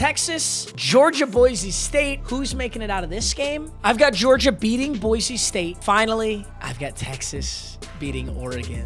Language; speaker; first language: English; native; English